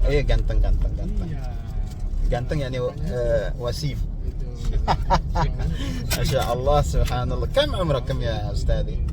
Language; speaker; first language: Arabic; non-native, learner; Indonesian